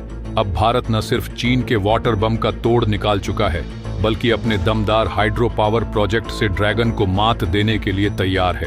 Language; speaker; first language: Hindi; native; Hindi